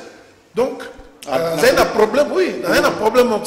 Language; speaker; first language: French; non-native, local second language; Lingala